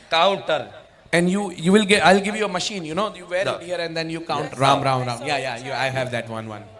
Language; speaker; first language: English; non-native, learner; Gujarati